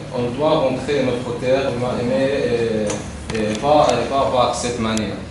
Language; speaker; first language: French; non-native, learner; Arabic